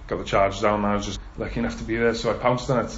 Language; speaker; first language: English; native; English